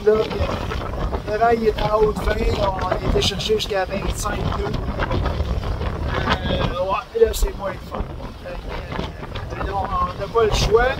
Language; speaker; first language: French; native; French